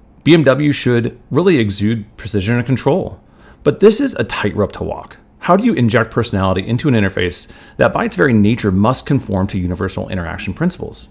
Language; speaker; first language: English; native; English